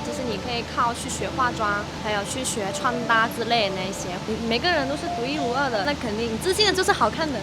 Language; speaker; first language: Chinese; native; Chinese